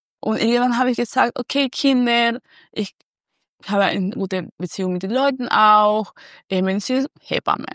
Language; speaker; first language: German; non-native, learner; Spanish